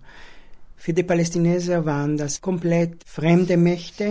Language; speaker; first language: German; non-native, fluent; Hebrew